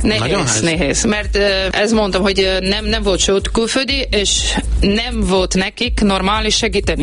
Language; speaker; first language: Hungarian; non-native, learner; Portuguese